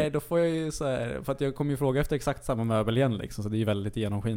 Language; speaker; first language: Swedish; native; Swedish